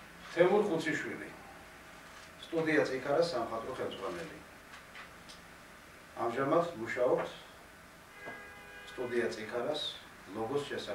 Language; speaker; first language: Georgian; native; Georgian